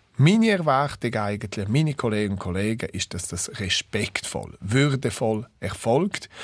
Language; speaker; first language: German; non-native, local second language; Romansh